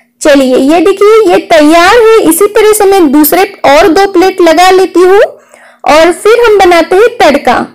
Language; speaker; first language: Hindi; non-native, local second language; Marathi